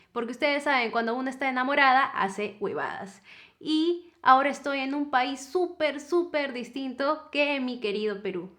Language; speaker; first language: Spanish; native; Spanish